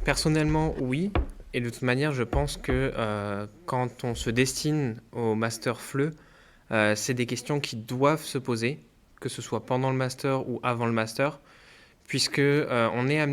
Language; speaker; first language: French; native; French